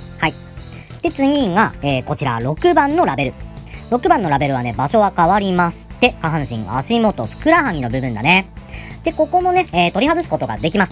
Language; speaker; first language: Japanese; native; Japanese